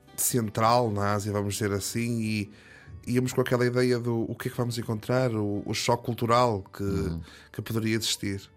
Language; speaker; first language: Portuguese; native; Portuguese